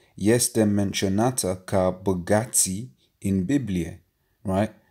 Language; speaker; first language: Romanian; non-native, learner; English